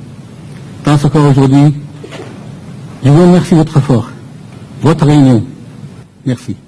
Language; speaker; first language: French; non-native, fluent; Persian